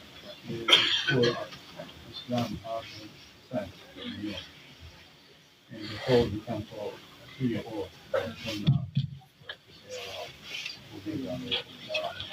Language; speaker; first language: Swedish; non-native, fluent; Arabic